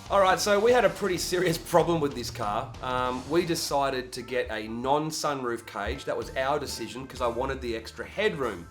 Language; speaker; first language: English; native; English